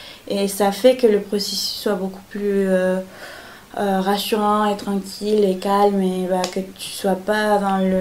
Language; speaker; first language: French; non-native, fluent; Spanish